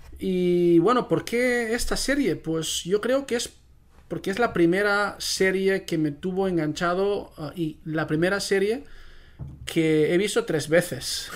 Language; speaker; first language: Spanish; non-native, local second language; Catalan